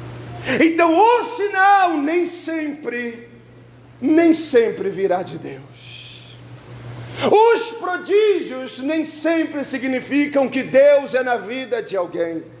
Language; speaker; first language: Portuguese; native; Portuguese